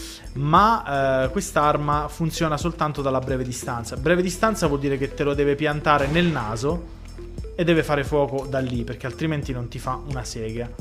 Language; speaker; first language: Italian; native; Italian